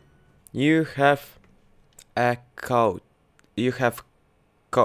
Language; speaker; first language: English; non-native, learner; Russian